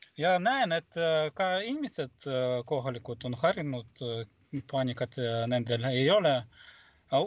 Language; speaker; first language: Estonian; non-native, local second language; Russian